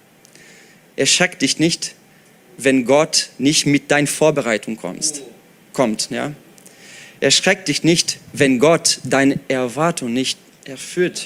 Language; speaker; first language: German; non-native, fluent; Portuguese